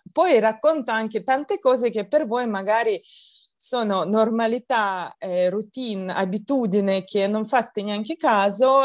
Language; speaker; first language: Italian; non-native, fluent; Russian